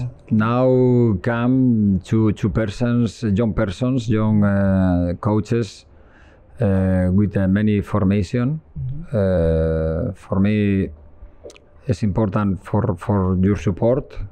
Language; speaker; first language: English; non-native, learner; Spanish